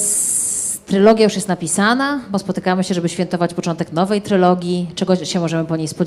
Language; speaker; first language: Polish; native; Polish